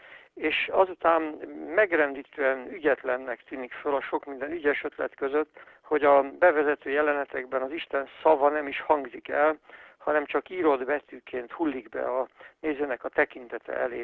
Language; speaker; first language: Hungarian; native; Hungarian